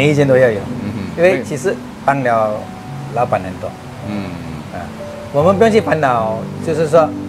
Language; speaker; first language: Chinese; non-native, local second language; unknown